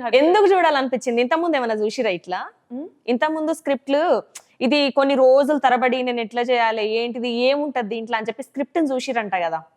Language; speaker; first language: Telugu; native; Telugu